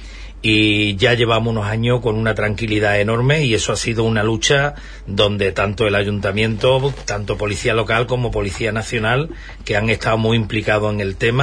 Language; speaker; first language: Spanish; native; Spanish